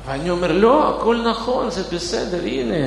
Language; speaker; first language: Hebrew; non-native, fluent; Russian